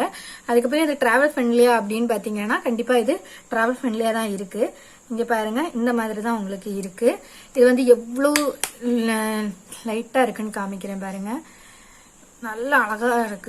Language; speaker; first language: Tamil; native; Tamil